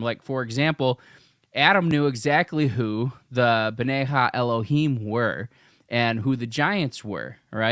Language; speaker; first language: English; native; English